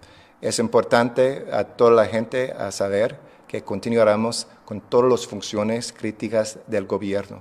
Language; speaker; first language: Spanish; non-native, fluent; English